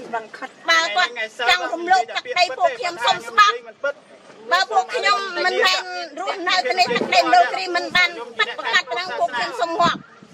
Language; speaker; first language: Khmer; non-native, local second language; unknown